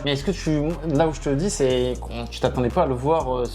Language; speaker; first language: French; native; French